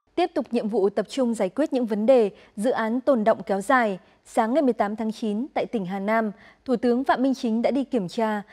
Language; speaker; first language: Vietnamese; native; Vietnamese